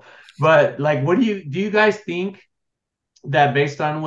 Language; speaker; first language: English; native; English